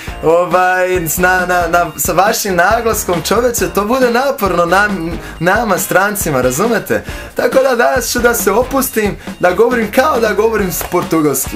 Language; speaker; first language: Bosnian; non-native, fluent; Portuguese